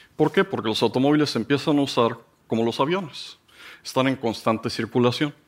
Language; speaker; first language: Spanish; native; Spanish